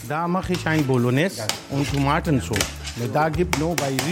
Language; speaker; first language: German; non-native, learner; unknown